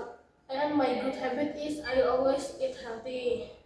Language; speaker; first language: English; non-native, learner; Indonesian